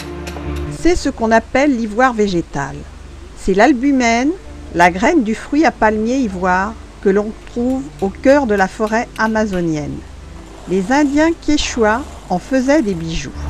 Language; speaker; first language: French; native; French